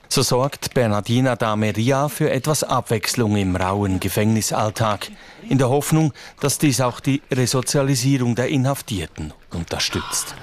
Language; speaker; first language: German; native; German